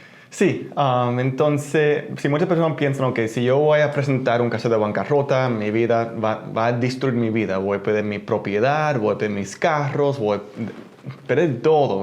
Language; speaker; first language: Spanish; early bilingual, heritage; Spanish